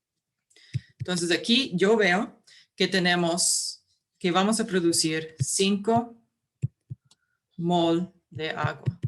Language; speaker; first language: Spanish; early bilingual, heritage; English